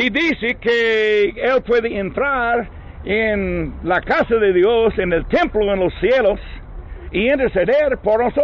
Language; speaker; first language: Spanish; non-native, learner; English